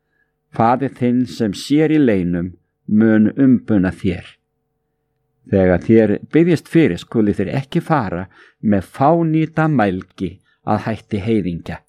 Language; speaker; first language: Icelandic; native; Icelandic